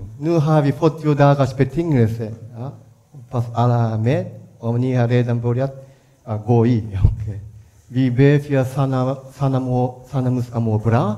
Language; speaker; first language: Swedish; non-native, fluent; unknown